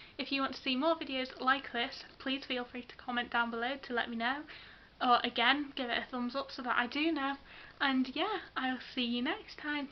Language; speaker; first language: English; native; English